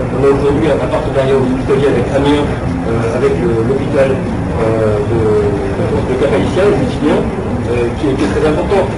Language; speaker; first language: French; native; French